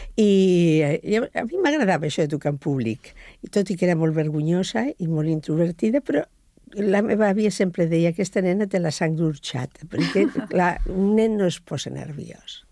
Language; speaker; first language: Catalan; non-native, local second language; Spanish